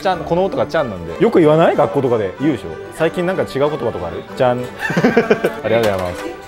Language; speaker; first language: Japanese; non-native, fluent; Korean